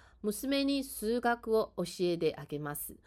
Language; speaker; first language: Japanese; non-native, fluent; Chinese